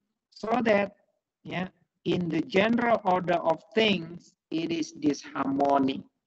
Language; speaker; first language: English; non-native, fluent; Indonesian